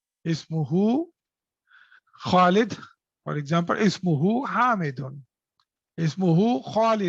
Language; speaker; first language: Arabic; non-native, fluent; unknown